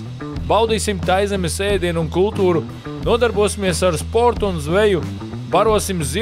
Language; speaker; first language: Latvian; native; Latvian